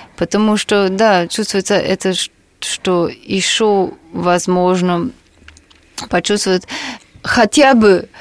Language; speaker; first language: Russian; non-native, fluent; Slovenian